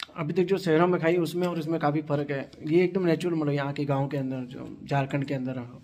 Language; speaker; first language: Hindi; non-native, local second language; Gujarati